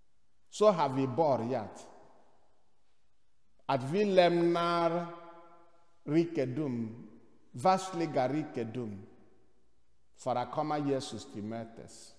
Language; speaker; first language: Swedish; non-native, fluent; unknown